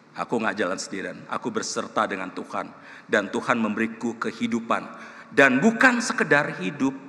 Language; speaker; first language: Indonesian; native; Indonesian